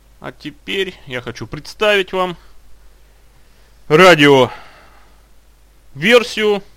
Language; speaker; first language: Russian; native; Russian